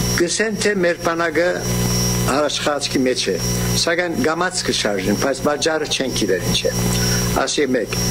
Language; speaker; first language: Armenian; early bilingual, heritage; Armenian